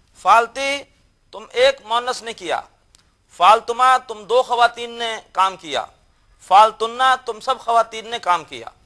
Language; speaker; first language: Urdu; native; Urdu